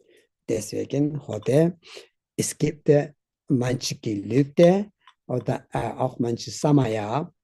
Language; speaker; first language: German; non-native, learner; Tibetan